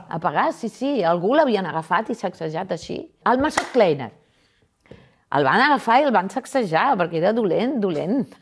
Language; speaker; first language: Catalan; native; Catalan